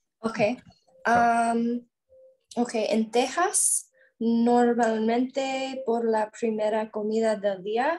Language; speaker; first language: Spanish; non-native, learner; English